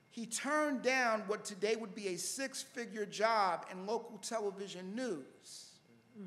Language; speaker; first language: English; native; English